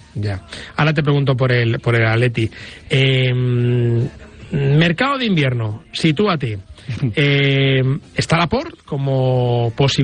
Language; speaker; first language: Spanish; native; Spanish